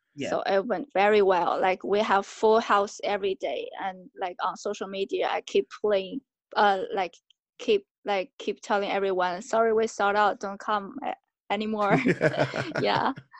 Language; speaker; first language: English; non-native, fluent; Chinese